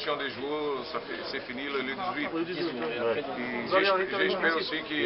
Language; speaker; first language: French; non-native, learner; Portuguese